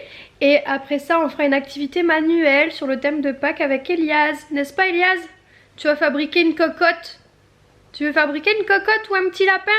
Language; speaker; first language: French; native; French